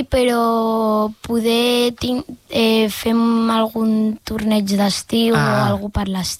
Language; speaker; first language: Catalan; non-native, local second language; Spanish